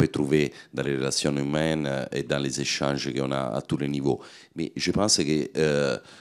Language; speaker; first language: French; non-native, fluent; Italian